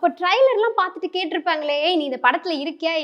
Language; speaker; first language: Tamil; native; Tamil